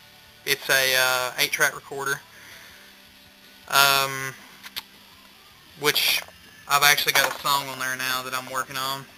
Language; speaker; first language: English; native; English